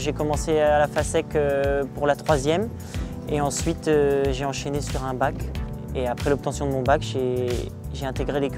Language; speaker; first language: French; native; French